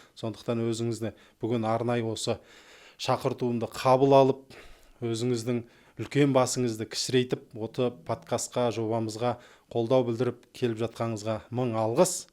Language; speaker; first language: Kazakh; native; Kazakh